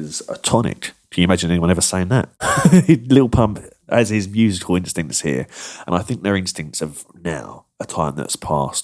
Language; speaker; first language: English; native; English